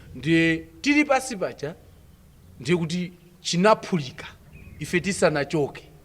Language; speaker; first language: Nyanja; non-native, local second language; Tumbuka